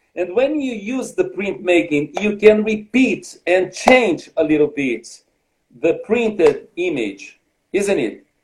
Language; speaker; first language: English; non-native, fluent; Portuguese